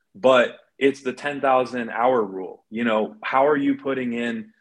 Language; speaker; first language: English; native; English